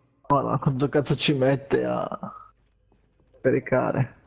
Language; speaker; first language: Italian; native; Italian